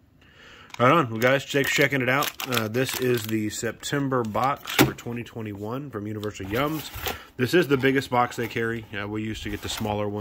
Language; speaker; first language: English; native; English